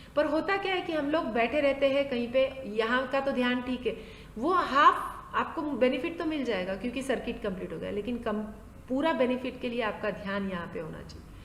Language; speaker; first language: Hindi; non-native, local second language; Marathi